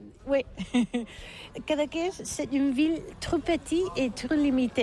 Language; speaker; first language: French; non-native, learner; Catalan